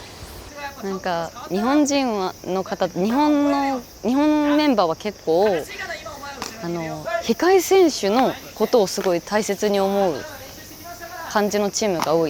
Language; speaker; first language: Japanese; non-native, fluent; Korean